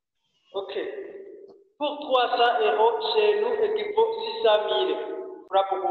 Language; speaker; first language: French; non-native, learner; Rundi